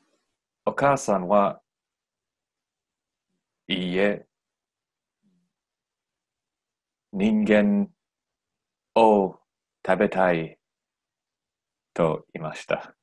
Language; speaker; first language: Japanese; non-native, learner; English